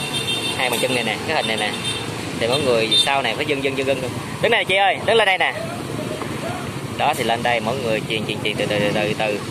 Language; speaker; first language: Vietnamese; native; Vietnamese